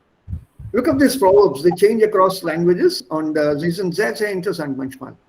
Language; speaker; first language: German; non-native, fluent; Hindi